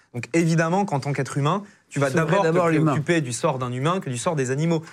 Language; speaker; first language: French; native; French